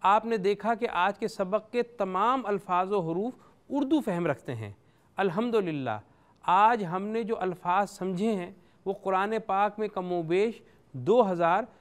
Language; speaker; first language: Urdu; native; Urdu